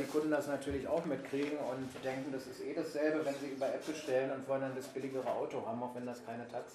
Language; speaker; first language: German; native; German